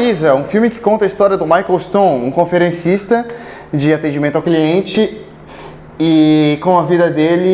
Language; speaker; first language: Portuguese; native; Portuguese